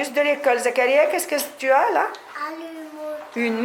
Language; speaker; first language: French; non-native, local second language; Arabic